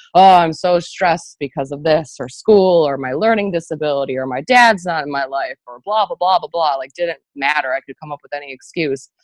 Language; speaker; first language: English; native; English